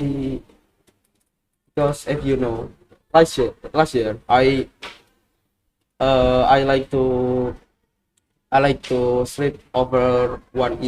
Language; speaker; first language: English; non-native, learner; Indonesian